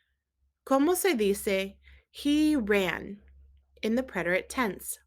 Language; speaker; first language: Spanish; non-native, learner; English